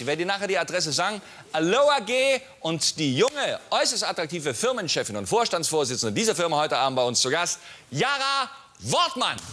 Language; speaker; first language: German; native; German